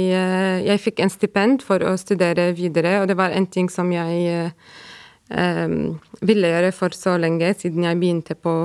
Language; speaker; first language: Norwegian; non-native, fluent; Arabic